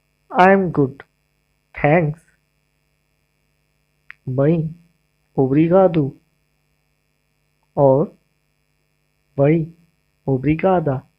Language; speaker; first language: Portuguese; non-native, learner; English